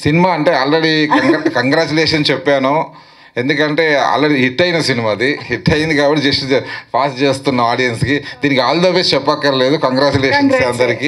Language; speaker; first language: Telugu; native; Telugu